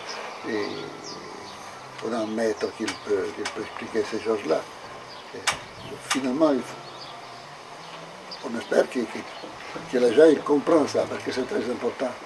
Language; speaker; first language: French; non-native, fluent; Italian